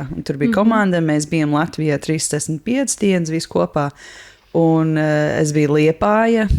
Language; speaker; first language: Latvian; non-native, learner; English